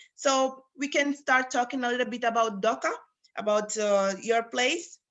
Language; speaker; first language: English; non-native, fluent; Romanian